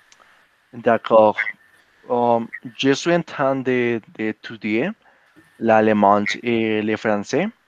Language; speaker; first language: French; non-native, learner; Spanish